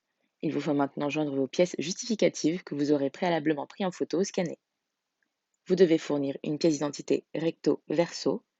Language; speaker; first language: French; native; French